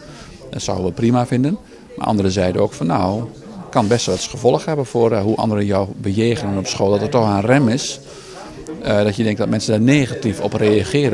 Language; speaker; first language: Dutch; native; Dutch